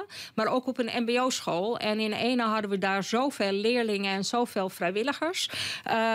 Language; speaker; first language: Dutch; native; Dutch